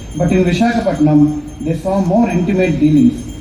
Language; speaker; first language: English; non-native, local second language; Telugu